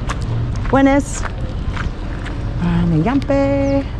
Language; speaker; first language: Spanish; non-native, learner; English